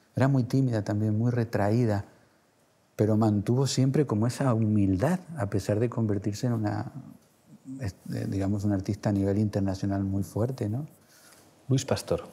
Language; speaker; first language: Spanish; native; Spanish